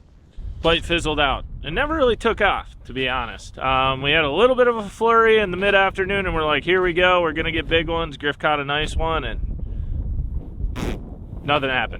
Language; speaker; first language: English; native; English